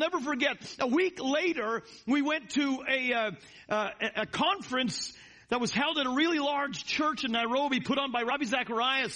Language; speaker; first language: English; native; English